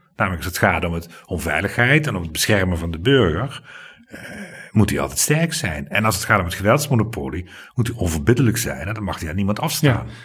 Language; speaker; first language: Dutch; native; Dutch